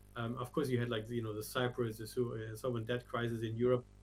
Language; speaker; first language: English; non-native, fluent; German